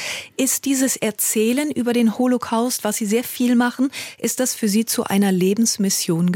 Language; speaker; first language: German; native; German